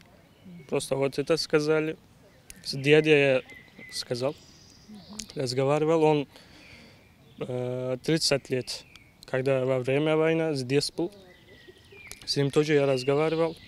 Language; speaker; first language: Russian; non-native, learner; Turkish